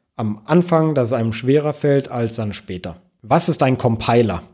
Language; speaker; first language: German; native; German